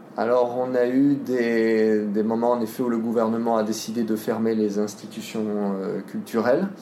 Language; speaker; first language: French; native; French